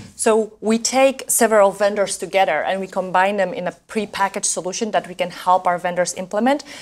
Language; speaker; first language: Dutch; non-native, learner; Polish